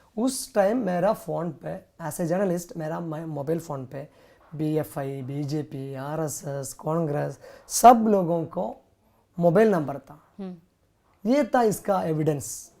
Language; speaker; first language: Hindi; non-native, local second language; Malayalam